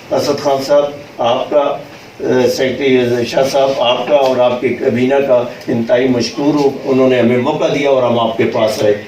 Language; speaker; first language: Urdu; non-native, local second language; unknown